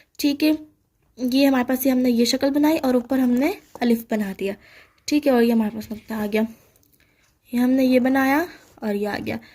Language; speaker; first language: Urdu; native; Urdu